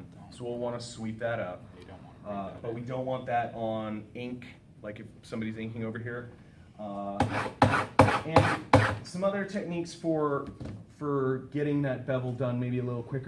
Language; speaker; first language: English; native; English